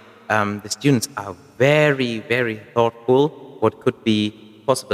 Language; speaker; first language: English; non-native, fluent; German